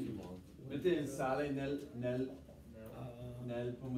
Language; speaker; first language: Italian; non-native, learner; English